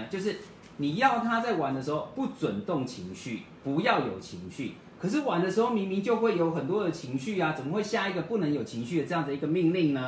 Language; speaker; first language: Chinese; native; Chinese